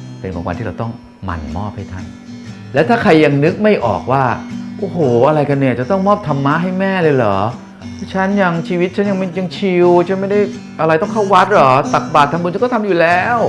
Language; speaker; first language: Thai; native; Thai